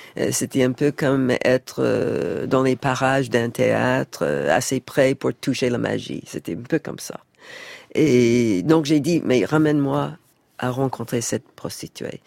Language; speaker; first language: French; non-native, fluent; English